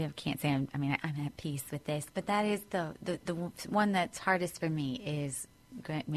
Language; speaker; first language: English; native; English